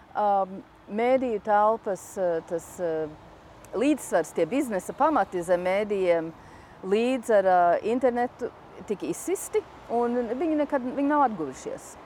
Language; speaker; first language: Latvian; early bilingual, heritage; Latvian